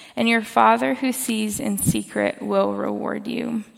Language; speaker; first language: English; native; English